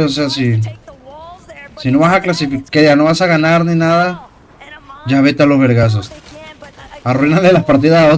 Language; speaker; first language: Spanish; native; Spanish